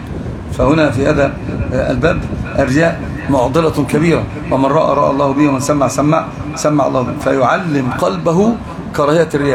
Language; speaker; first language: Arabic; native; Arabic